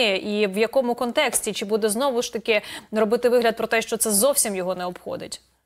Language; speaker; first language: Ukrainian; native; Ukrainian